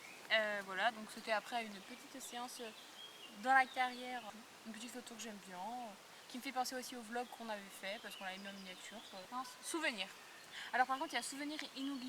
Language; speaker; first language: French; native; French